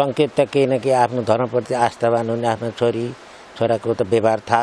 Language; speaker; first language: Nepali; native; Nepali